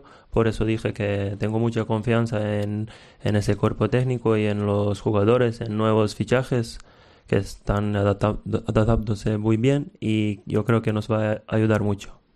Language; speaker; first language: Spanish; non-native, fluent; Serbian